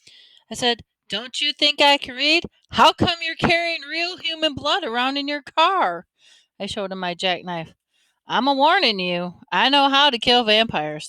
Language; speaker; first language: English; native; English